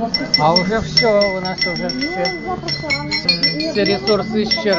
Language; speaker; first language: Russian; native; Russian